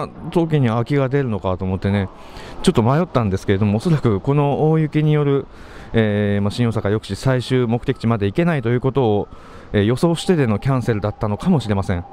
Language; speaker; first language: Japanese; native; Japanese